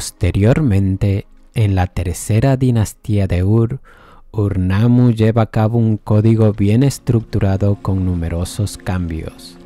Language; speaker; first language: Spanish; native; Spanish